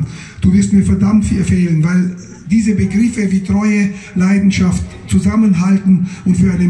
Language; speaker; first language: German; native; German